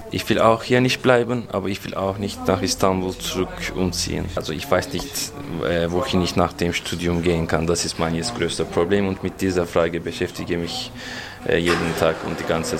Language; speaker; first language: German; non-native, fluent; Turkish